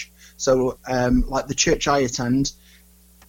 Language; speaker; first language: English; native; English